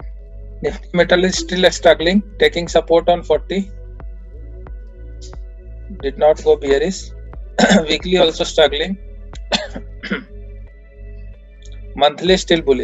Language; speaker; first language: English; non-native, local second language; Hindi